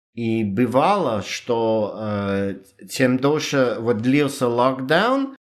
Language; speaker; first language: Russian; non-native, fluent; English